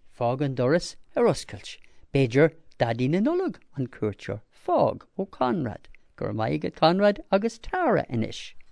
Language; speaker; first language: Irish; non-native, local second language; English